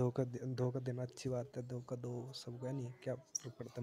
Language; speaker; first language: Hindi; native; Hindi